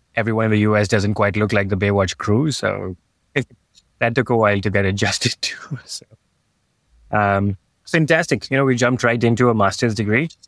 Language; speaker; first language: English; non-native, local second language; Hindi